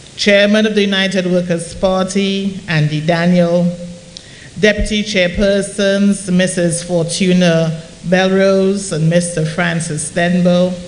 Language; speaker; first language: English; non-native, local second language; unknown